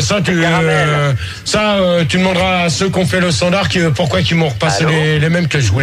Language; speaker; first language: French; native; French